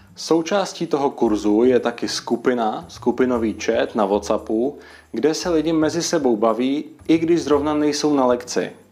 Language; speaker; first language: Czech; native; Czech